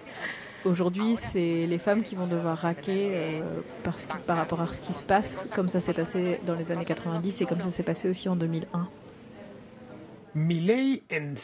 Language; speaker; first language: French; native; French